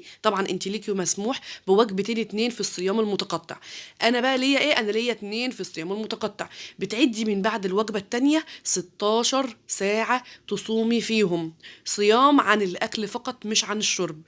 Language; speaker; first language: Arabic; native; Arabic